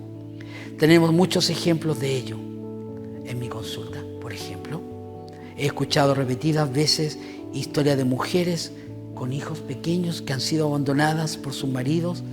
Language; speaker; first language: Spanish; native; Spanish